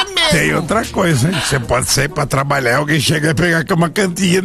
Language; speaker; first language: Portuguese; native; Portuguese